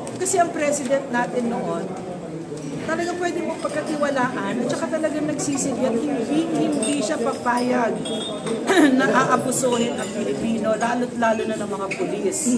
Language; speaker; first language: Filipino; native; Filipino